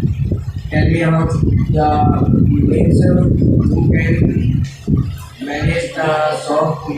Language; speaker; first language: English; non-native, learner; Hindi